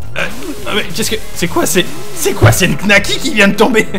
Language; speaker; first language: French; native; French